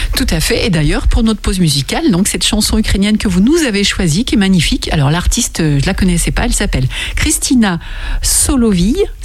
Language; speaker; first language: French; native; French